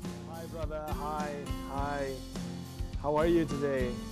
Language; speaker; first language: English; non-native, fluent; Uzbek